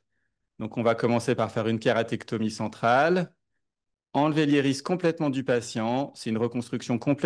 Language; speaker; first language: French; native; French